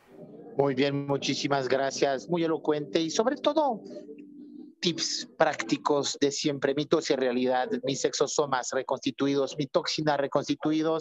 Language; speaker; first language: Spanish; native; Spanish